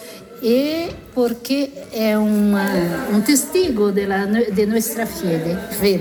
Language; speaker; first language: Spanish; non-native, learner; Portuguese